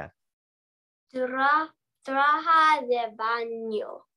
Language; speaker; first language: Spanish; non-native, learner; English